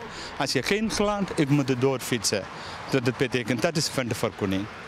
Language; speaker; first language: Dutch; non-native, learner; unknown